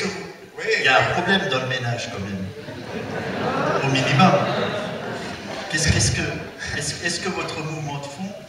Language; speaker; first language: French; native; French